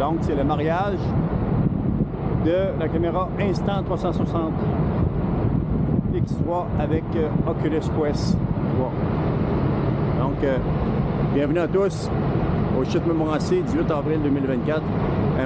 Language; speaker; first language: French; native; French